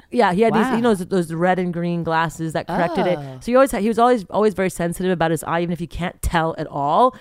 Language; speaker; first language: English; native; English